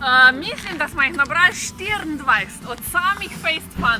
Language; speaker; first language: Slovenian; native; Slovenian